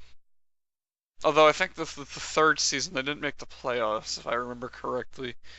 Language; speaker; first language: English; native; English